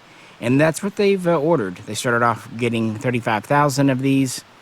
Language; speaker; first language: English; native; English